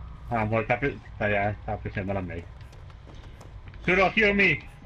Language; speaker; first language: Spanish; early bilingual, heritage; Spanish